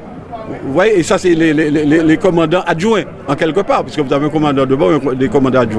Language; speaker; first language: French; native; French